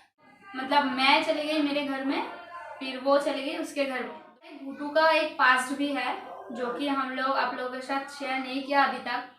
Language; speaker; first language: Hindi; non-native, local second language; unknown